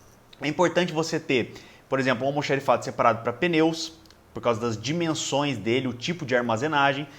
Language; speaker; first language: Portuguese; native; Portuguese